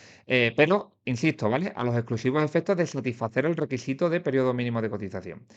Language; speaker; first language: Spanish; native; Spanish